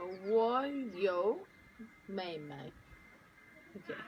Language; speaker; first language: Chinese; non-native, learner; English